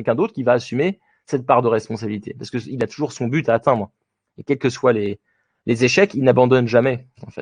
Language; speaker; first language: French; native; French